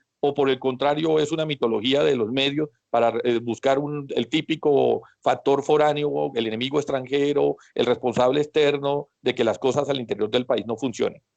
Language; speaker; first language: Spanish; native; Spanish